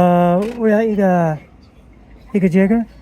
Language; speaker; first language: Chinese; non-native, learner; English